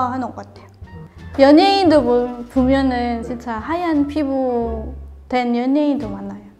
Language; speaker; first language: Korean; non-native, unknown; Filipino